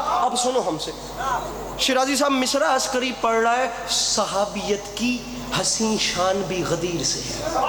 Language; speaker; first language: Urdu; non-native, local second language; Punjabi